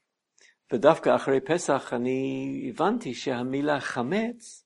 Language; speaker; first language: Hebrew; non-native, fluent; English